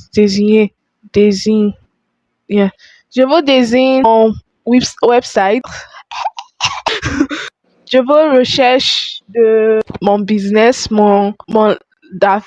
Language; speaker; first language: French; non-native, learner; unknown